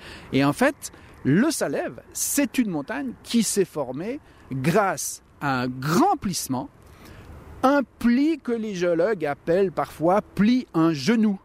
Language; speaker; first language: French; native; French